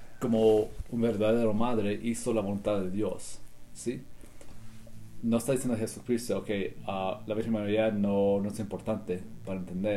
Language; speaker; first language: Spanish; early bilingual, heritage; Spanish